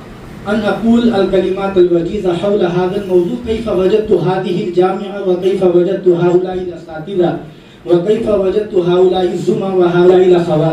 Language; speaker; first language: Arabic; non-native, fluent; Urdu